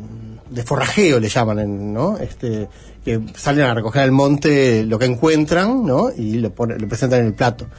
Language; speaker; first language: Spanish; native; Spanish